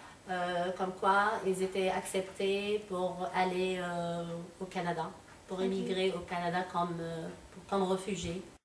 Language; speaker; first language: French; non-native, local second language; Arabic